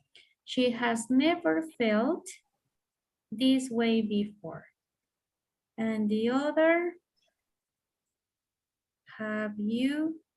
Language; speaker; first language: English; non-native, fluent; Spanish